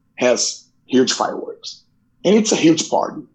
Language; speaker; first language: English; non-native, fluent; Portuguese